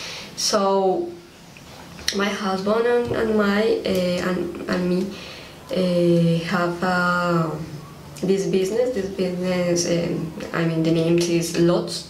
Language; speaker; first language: English; non-native, learner; Spanish